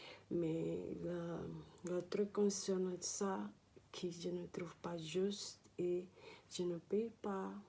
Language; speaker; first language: French; non-native, learner; Dutch